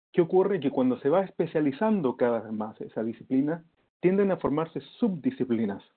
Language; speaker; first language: Spanish; native; Spanish